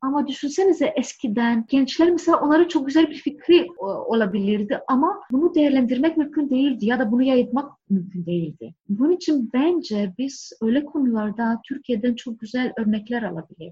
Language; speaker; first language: Turkish; non-native, fluent; Greek